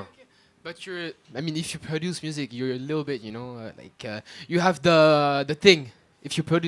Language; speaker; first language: English; non-native, fluent; French